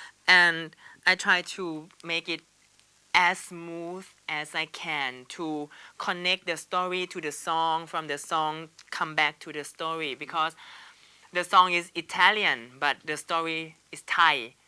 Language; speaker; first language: English; non-native, learner; Thai